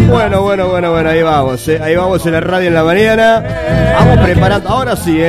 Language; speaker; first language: Spanish; native; Spanish